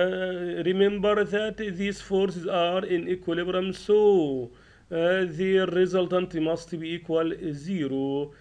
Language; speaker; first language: English; non-native, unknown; Arabic